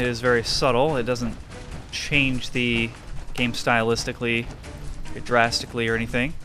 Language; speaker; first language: English; native; English